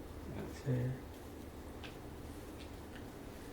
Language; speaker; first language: Spanish; non-native, fluent; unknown